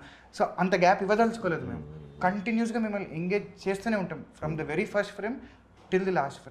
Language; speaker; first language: Telugu; native; Telugu